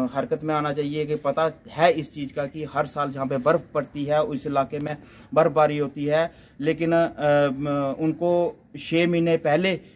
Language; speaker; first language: Hindi; native; Hindi